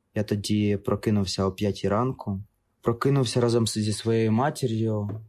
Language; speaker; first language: Ukrainian; non-native, local second language; Russian